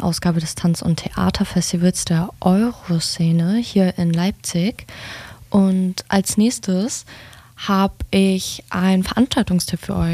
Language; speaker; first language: German; native; German